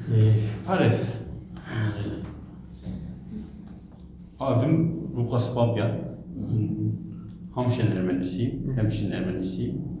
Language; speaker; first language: Turkish; native; Turkish